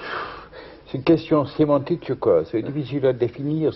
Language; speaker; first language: French; non-native, fluent; English